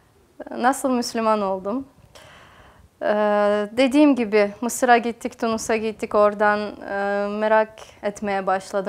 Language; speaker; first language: Turkish; non-native, fluent; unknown